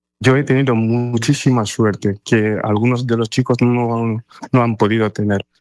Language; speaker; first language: Spanish; non-native, fluent; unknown